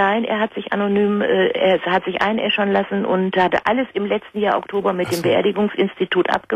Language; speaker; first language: German; native; German